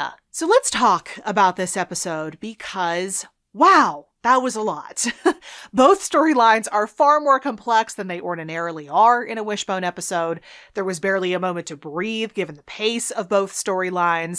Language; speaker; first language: English; native; English